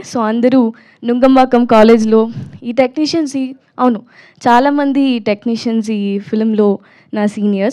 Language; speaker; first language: Telugu; non-native, learner; Tamil